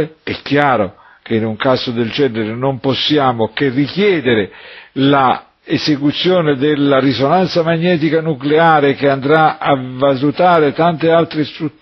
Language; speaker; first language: Italian; native; Italian